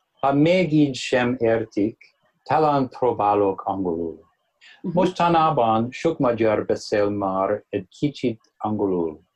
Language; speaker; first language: Hungarian; non-native, learner; English